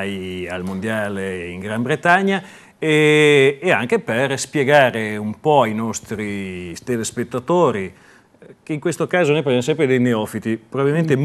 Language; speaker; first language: Italian; native; Italian